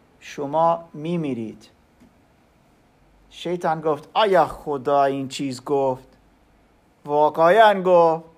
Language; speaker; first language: Persian; non-native, learner; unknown